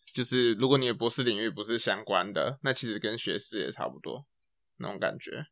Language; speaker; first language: Chinese; native; Chinese